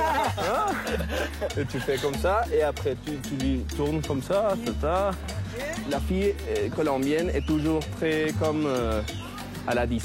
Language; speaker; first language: French; non-native, fluent; Spanish